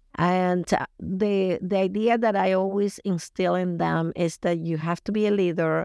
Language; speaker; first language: English; non-native, fluent; Spanish